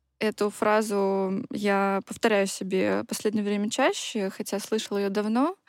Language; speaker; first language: Russian; native; Russian